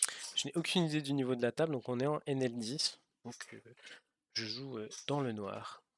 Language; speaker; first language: French; native; French